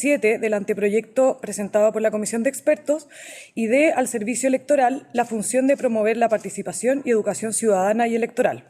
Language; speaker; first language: Spanish; native; Spanish